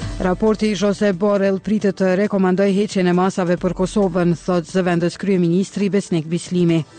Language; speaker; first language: Albanian; native; Albanian